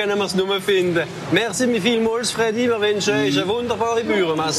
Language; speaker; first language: German; native; German